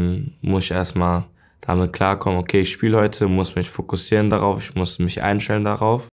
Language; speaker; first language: German; native; German